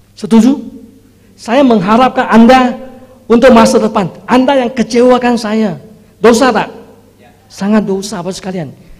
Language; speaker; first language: Indonesian; non-native, fluent; Chinese